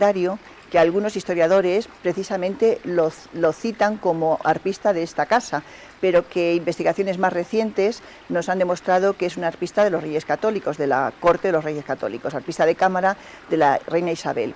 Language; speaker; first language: Spanish; native; Spanish